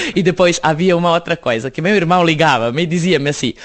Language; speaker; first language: Portuguese; non-native, fluent; Serbian